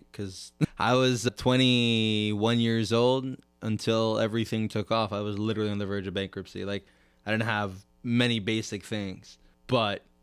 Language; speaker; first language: English; native; English